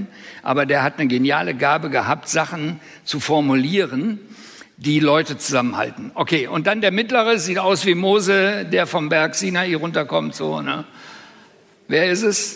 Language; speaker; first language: German; native; German